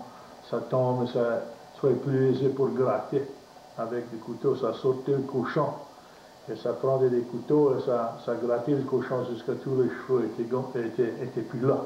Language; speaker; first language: French; native; French